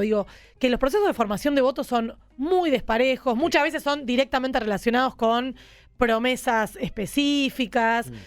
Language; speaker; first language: Spanish; native; Spanish